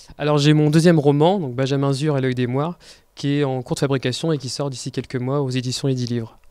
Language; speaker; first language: French; native; French